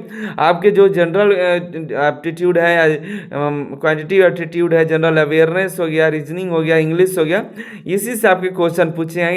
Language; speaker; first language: Hindi; native; Hindi